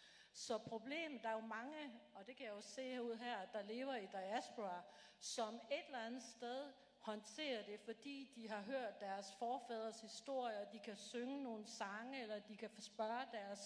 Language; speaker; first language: Danish; native; Danish